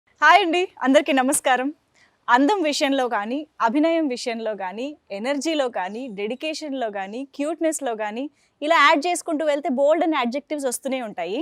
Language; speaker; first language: Telugu; native; Telugu